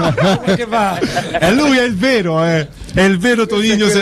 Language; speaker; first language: Italian; native; Italian